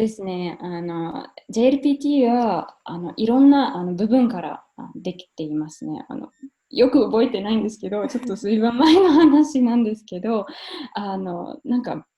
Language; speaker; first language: Japanese; non-native, fluent; German